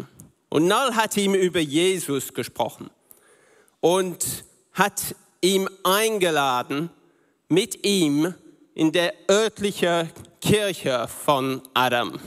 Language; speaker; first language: German; non-native, learner; English